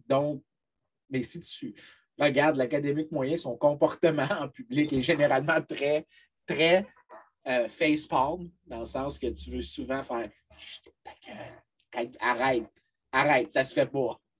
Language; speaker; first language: French; native; French